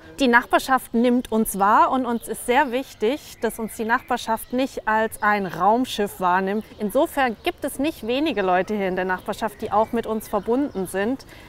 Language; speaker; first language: German; native; German